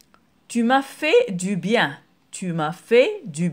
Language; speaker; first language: French; non-native, local second language; Arabic